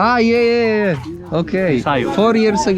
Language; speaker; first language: English; non-native, learner; Polish